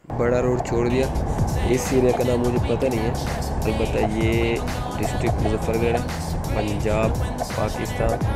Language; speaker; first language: Urdu; non-native, local second language; Saraiki